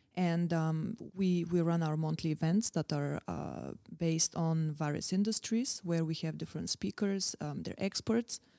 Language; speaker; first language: English; non-native, fluent; Bulgarian